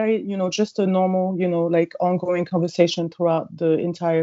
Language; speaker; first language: English; non-native, fluent; French